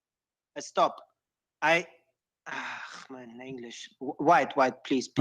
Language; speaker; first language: English; non-native, learner; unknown